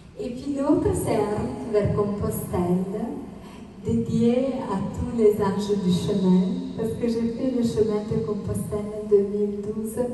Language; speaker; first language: French; non-native, fluent; Italian